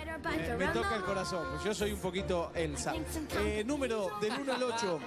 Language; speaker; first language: Spanish; native; Spanish